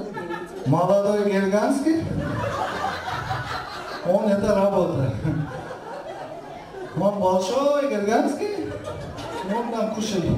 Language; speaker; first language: Russian; non-native, learner; Kyrgyz